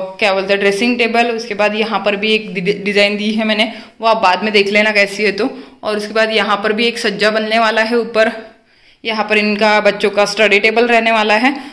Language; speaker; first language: Hindi; non-native, local second language; Marathi